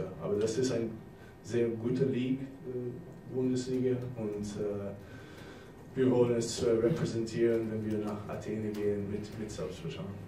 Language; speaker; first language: German; non-native, fluent; English